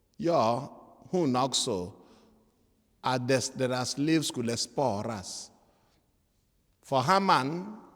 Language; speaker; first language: Swedish; non-native, fluent; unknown